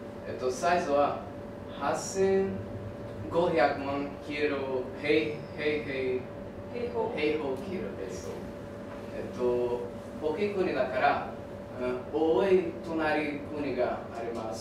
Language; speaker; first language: Japanese; non-native, learner; Portuguese